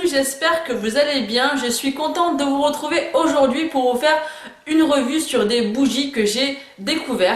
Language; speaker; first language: French; native; French